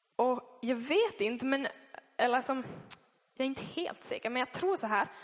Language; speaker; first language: Swedish; native; Swedish